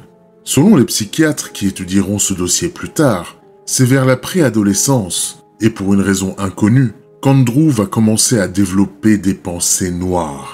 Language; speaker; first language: French; native; French